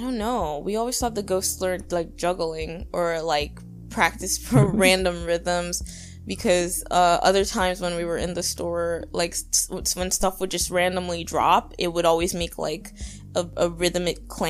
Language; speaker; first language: English; native; English